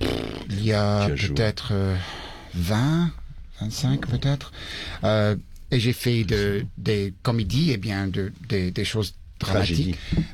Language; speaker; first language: French; early bilingual, heritage; English